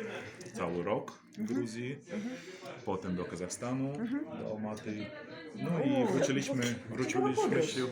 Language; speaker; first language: Polish; non-native, learner; Russian